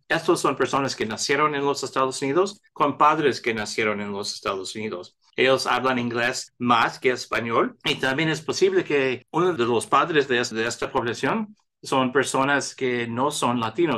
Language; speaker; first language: Spanish; early bilingual, heritage; English